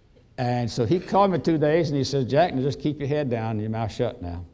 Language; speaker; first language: English; native; English